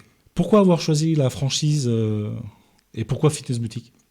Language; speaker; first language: French; native; French